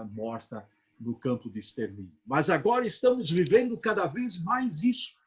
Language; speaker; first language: Portuguese; native; Portuguese